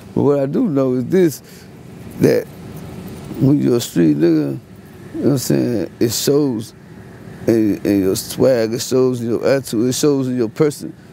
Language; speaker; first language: English; native; English